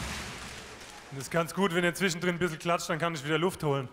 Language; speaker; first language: German; native; German